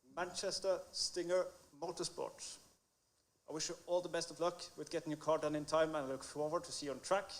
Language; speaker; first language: English; non-native, fluent; Norwegian